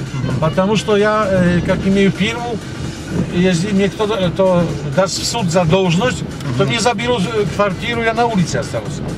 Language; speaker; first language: Russian; non-native, learner; Polish